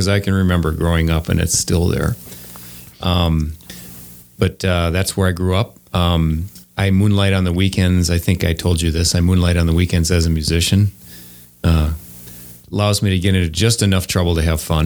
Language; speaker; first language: English; native; English